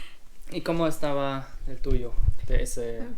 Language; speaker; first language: Spanish; non-native, learner; German